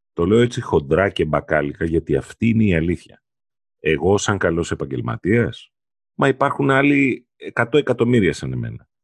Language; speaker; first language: Greek; native; Greek